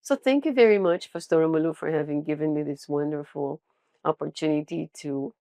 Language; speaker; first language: English; non-native, local second language; Filipino